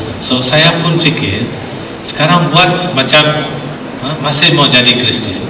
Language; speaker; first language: Malay; non-native, local second language; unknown